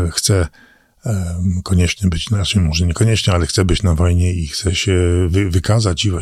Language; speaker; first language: Polish; early bilingual, other home language; English